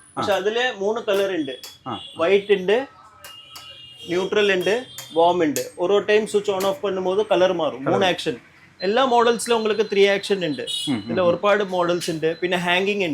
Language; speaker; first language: Malayalam; non-native, local second language; Tamil